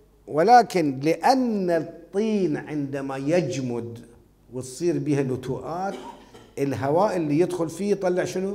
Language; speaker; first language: Arabic; native; Arabic